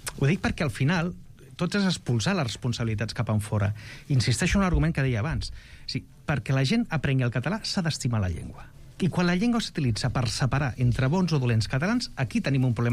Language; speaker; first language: Catalan; non-native, local second language; Spanish